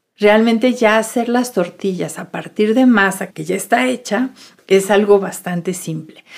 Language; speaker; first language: Spanish; native; Spanish